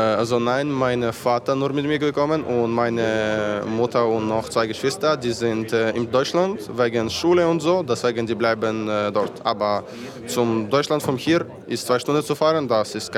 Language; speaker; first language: German; non-native, fluent; Ukrainian